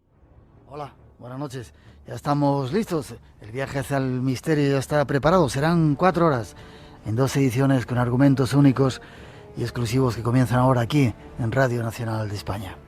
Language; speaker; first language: Spanish; native; Spanish